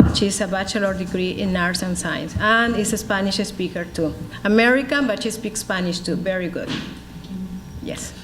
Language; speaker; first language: English; non-native, learner; Spanish